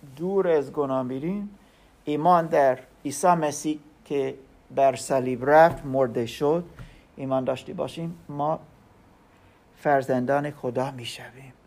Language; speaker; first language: Persian; non-native, learner; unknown